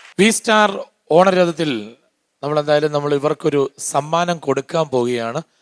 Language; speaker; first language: Malayalam; native; Malayalam